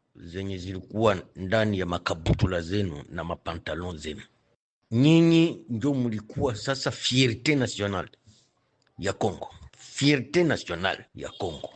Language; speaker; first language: Swahili; native; Swahili